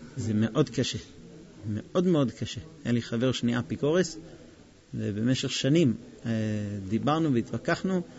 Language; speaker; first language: Hebrew; non-native, fluent; English